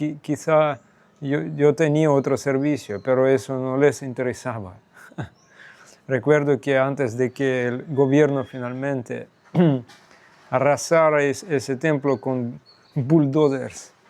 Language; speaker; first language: Spanish; non-native, fluent; Russian